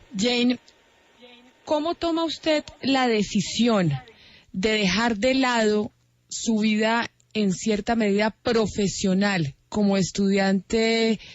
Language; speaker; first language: Spanish; native; Spanish